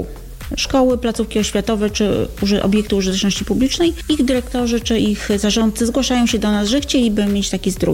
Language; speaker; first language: Polish; native; Polish